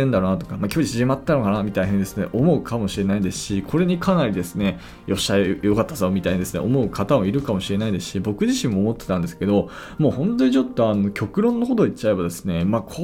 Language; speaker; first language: Japanese; native; Japanese